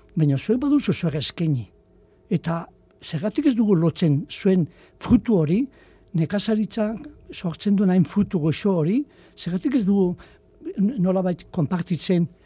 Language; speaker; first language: Basque; native; Basque